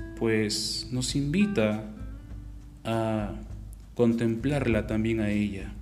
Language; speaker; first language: Spanish; native; Spanish